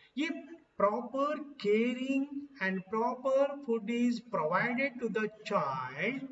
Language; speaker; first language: English; non-native, local second language; Kannada